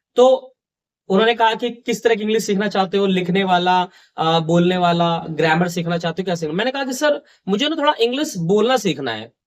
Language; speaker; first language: Hindi; native; Hindi